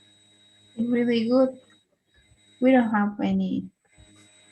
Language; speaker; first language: English; non-native, learner; Spanish